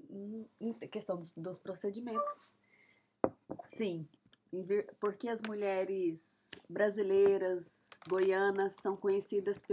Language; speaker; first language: Portuguese; native; Portuguese